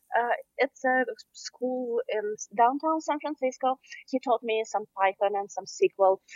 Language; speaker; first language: English; non-native, fluent; Russian